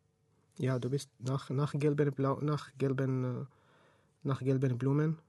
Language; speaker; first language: German; non-native, learner; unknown